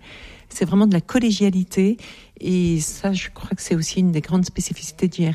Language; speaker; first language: French; native; French